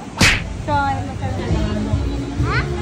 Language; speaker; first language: Filipino; native; Filipino